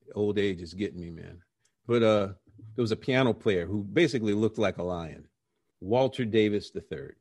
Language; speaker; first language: English; native; English